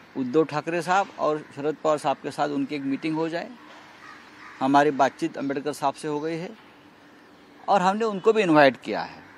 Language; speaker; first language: Hindi; non-native, local second language; Marathi